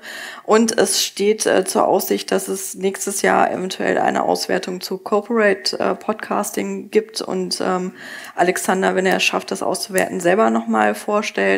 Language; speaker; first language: German; native; German